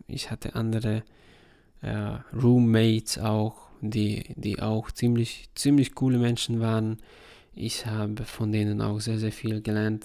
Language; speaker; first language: German; non-native, fluent; Hungarian